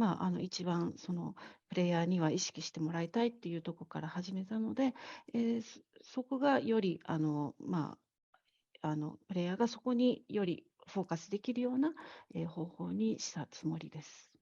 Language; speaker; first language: Japanese; native; Japanese